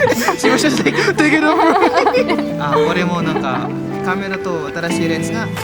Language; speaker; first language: Japanese; non-native, learner; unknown